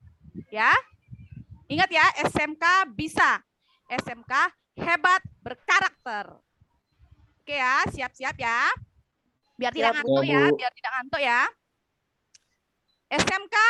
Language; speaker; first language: Indonesian; native; Indonesian